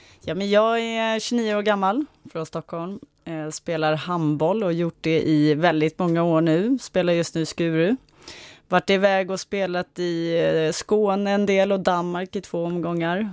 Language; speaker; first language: Swedish; native; Swedish